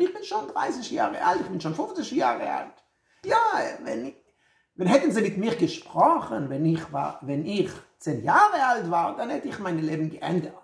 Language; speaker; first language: German; non-native, fluent; Hebrew